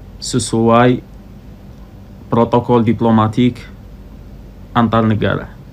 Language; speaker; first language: Indonesian; non-native, fluent; Arabic